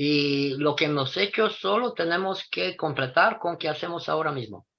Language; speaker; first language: Spanish; non-native, fluent; Romanian